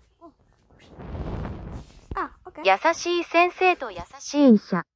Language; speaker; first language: Japanese; non-native, learner; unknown